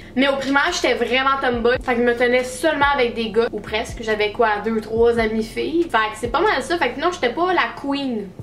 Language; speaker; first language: French; native; French